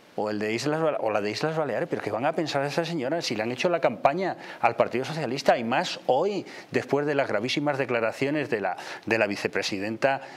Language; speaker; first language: Spanish; native; Spanish